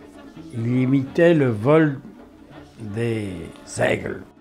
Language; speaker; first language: French; early bilingual, other home language; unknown